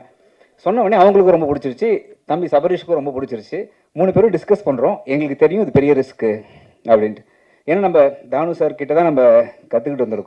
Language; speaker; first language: Tamil; native; Tamil